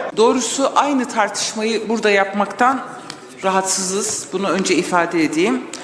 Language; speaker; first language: Turkish; non-native, local second language; Kurdish